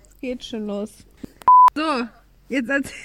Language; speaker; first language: German; native; German